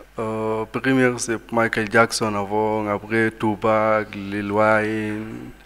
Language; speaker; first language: French; non-native, learner; Arabic